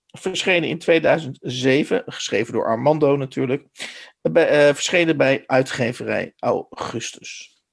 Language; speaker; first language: Dutch; native; Dutch